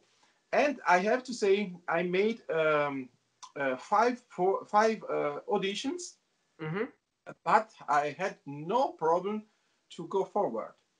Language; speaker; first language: English; non-native, learner; Italian